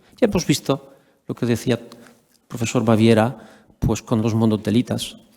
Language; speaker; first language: Spanish; non-native, fluent; Polish